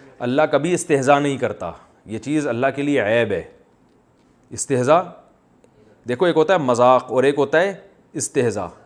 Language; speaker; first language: Urdu; native; Urdu